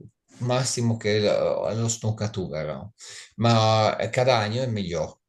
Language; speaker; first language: Spanish; non-native, learner; Italian